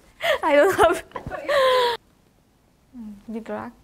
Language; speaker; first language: English; non-native, learner; Japanese